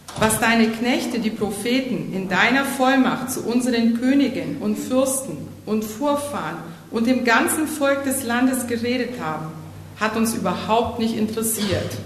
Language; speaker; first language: German; native; German